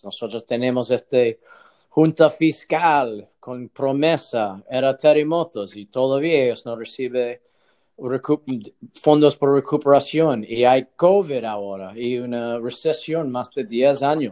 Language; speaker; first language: Spanish; non-native, learner; English